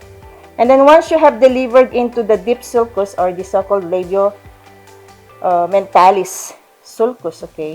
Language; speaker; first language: English; non-native, local second language; Filipino